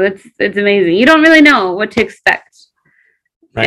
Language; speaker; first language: English; early bilingual, other home language; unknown